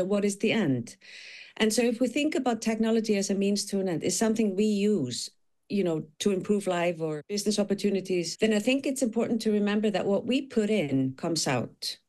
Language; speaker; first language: English; non-native, fluent; Icelandic